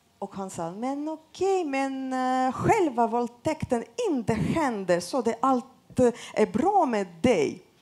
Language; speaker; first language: Swedish; non-native, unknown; Russian